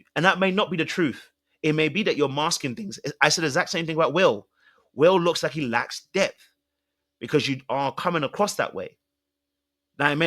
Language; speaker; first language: English; native; English